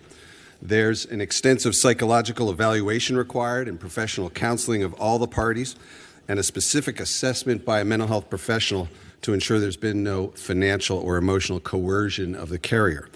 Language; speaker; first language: English; native; English